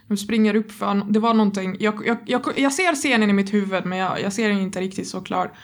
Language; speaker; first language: Swedish; non-native, fluent; Arabic